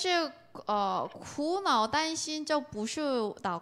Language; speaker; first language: Chinese; non-native, learner; Korean